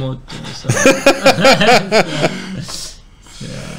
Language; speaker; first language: Finnish; native; Finnish